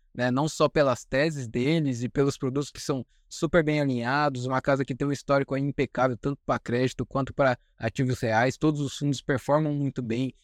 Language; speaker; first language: Portuguese; native; Portuguese